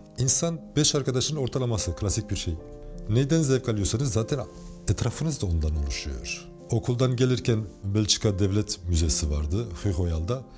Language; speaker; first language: Turkish; early bilingual, heritage; Turkish